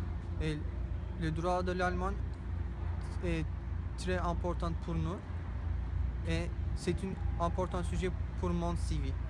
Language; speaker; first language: French; non-native, learner; Turkish